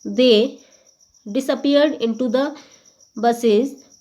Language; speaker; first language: English; non-native, local second language; Hindi